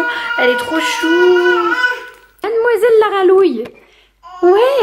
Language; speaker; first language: French; native; French